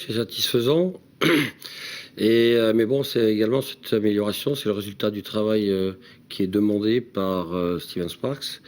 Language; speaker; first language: French; native; French